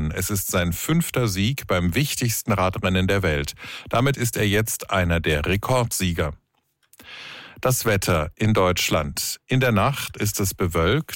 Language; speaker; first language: German; native; German